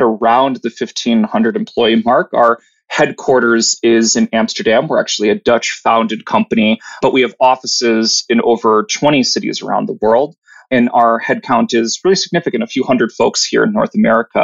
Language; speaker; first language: English; native; English